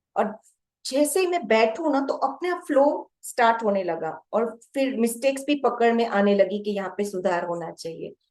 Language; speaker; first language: Hindi; non-native, local second language; Gujarati